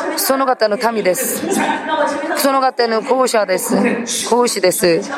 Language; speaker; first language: Japanese; non-native, fluent; Korean